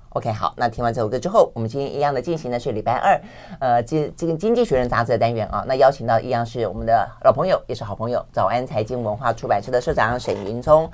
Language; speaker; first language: Chinese; native; Chinese